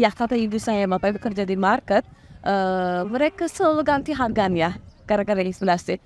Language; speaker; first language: Indonesian; non-native, fluent; Turkish